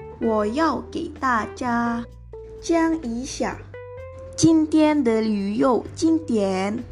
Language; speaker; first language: Chinese; non-native, learner; Indonesian